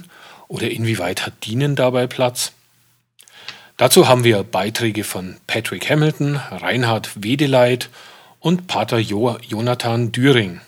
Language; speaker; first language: German; native; German